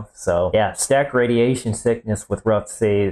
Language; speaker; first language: English; native; English